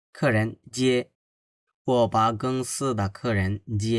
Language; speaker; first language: Chinese; non-native, fluent; Bangla